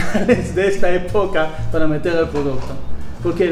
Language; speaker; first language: Spanish; non-native, fluent; Hebrew